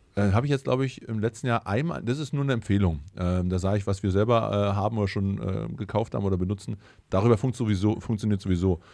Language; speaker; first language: German; native; German